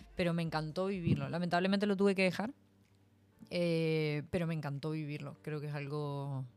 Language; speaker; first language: Spanish; native; Spanish